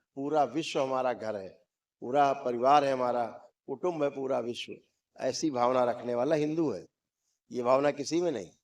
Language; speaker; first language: Hindi; native; Hindi